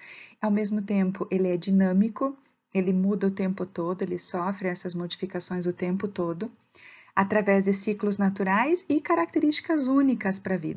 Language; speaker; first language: Portuguese; native; Portuguese